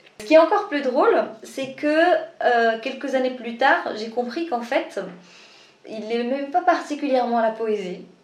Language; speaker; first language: French; non-native, local second language; Arabic